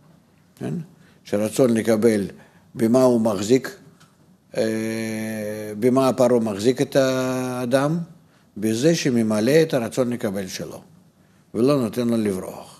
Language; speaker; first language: Hebrew; non-native, fluent; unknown